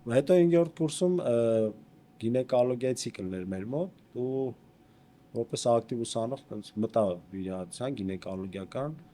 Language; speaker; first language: Armenian; native; Armenian